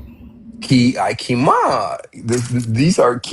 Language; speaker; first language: English; non-native, fluent; Amharic